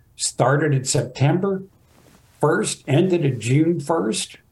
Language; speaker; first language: English; native; English